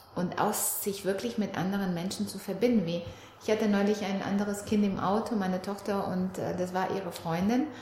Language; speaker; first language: German; early bilingual, other home language; Romanian